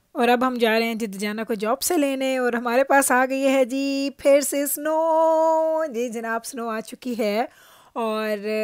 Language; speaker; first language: Urdu; native; Urdu